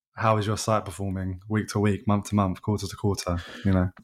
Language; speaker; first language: English; native; English